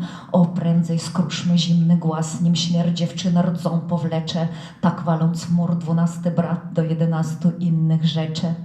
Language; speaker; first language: Polish; non-native, fluent; Russian